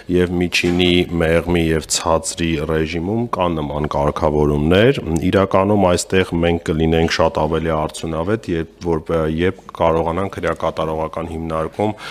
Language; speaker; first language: Armenian; native; Armenian